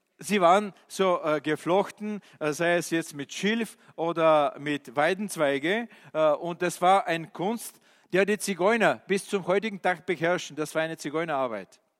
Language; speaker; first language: German; non-native, fluent; Bulgarian